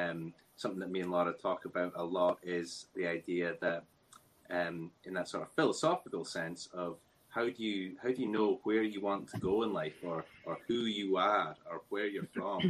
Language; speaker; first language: English; native; English